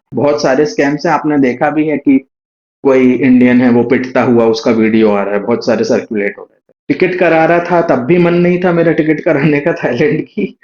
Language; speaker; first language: Hindi; native; Hindi